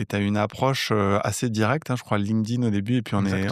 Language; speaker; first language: French; native; French